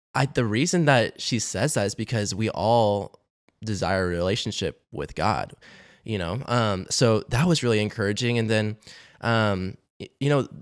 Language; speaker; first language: English; native; English